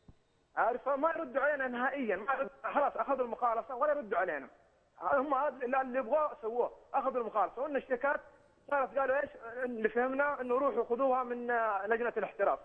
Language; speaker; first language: Arabic; native; Arabic